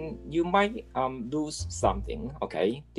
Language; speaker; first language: English; non-native, local second language; Cantonese